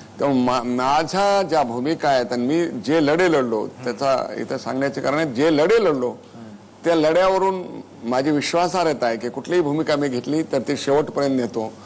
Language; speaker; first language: Marathi; native; Marathi